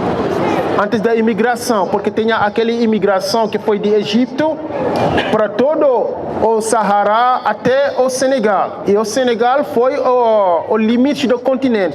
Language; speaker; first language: Portuguese; non-native, fluent; Wolof